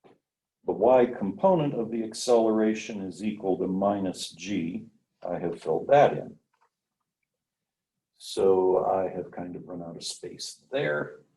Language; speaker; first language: English; native; English